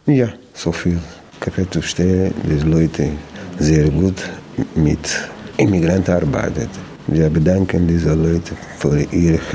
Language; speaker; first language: German; non-native, learner; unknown